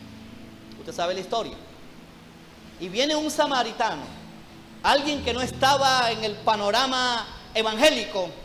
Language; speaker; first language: Spanish; native; Spanish